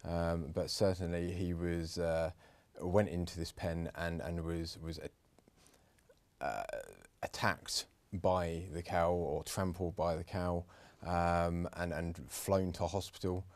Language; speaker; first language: English; native; English